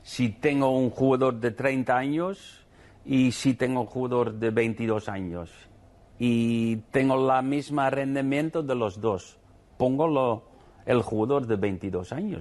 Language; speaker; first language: Spanish; non-native, fluent; Dutch